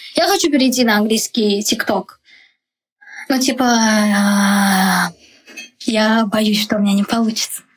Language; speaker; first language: Russian; non-native, local second language; Tajik